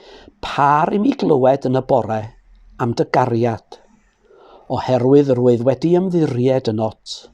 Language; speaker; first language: Welsh; native; Welsh